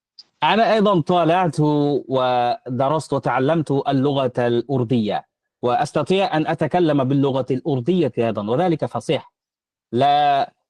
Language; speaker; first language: Arabic; non-native, fluent; Bangla